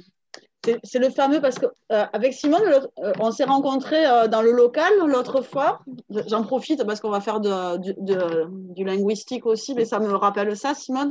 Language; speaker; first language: French; native; French